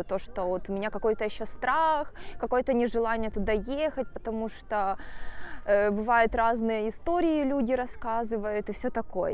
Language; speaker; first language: Russian; native; Russian